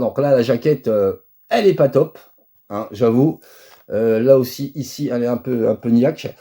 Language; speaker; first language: French; native; French